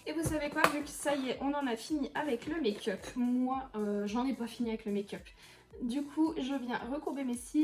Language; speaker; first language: French; native; French